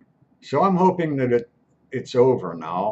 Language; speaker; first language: English; native; English